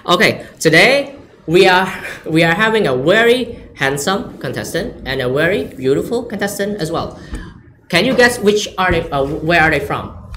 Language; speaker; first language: English; non-native, fluent; Khmer